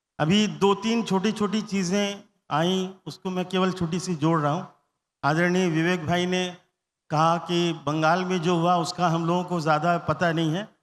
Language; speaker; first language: Hindi; non-native, local second language; Bangla